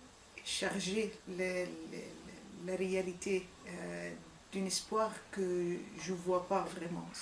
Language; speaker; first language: French; non-native, fluent; Arabic